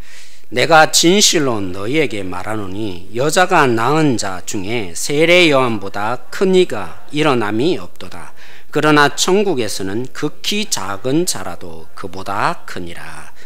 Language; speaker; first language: Korean; native; Korean